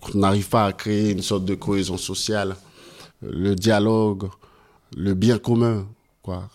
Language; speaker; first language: French; non-native, local second language; Haitian Creole